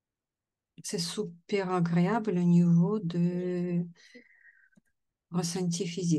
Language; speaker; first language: French; non-native, fluent; Russian